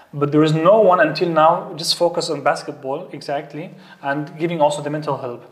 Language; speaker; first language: English; non-native, fluent; Arabic